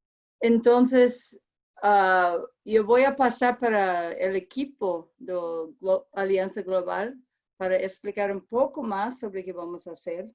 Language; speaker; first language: Spanish; non-native, learner; English